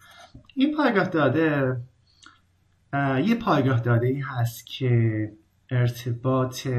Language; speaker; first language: Persian; native; Persian